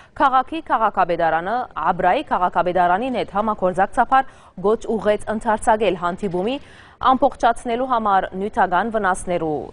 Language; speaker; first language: Armenian; early bilingual, heritage; Armenian